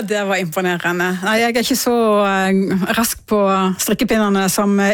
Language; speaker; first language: Norwegian; native; Norwegian